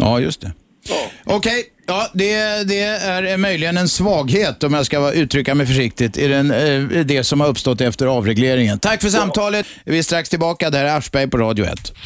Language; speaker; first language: Swedish; native; Swedish